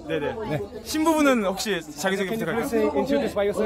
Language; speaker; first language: Korean; native; Korean